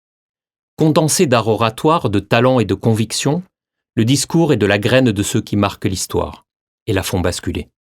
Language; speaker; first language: French; native; French